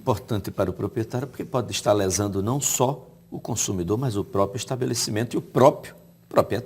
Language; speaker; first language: Portuguese; native; Portuguese